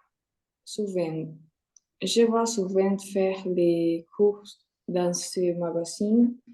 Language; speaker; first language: French; non-native, learner; Spanish